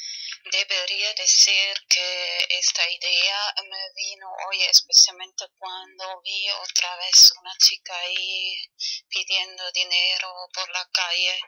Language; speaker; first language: Spanish; non-native, fluent; German